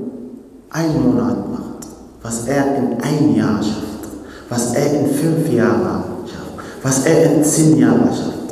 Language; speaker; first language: German; non-native, fluent; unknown